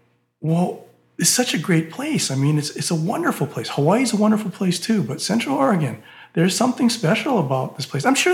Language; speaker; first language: English; native; English